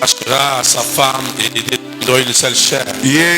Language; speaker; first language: French; non-native, local second language; Lingala